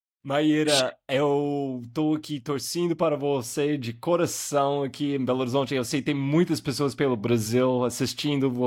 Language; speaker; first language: Portuguese; non-native, fluent; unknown